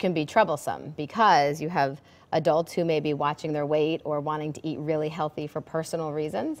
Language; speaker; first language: English; native; English